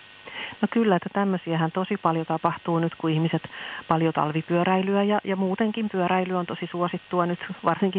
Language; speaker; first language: Finnish; native; Finnish